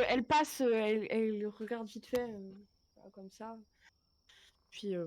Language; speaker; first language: French; native; French